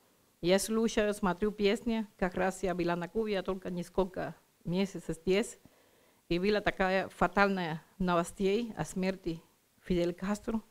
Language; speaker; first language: Russian; non-native, learner; Spanish